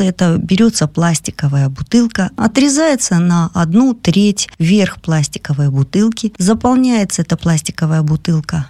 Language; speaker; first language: Russian; native; Russian